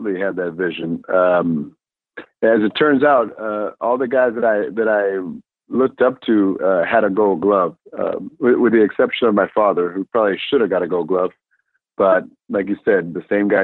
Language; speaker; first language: English; non-native, fluent; Spanish